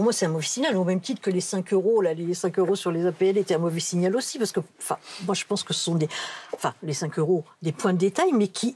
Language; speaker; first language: French; native; French